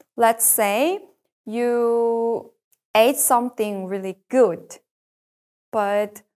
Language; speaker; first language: English; non-native, fluent; Korean